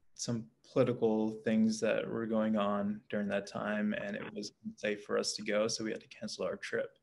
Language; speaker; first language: English; native; English